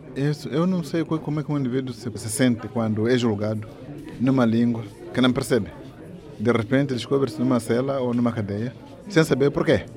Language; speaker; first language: Portuguese; non-native, local second language; Yao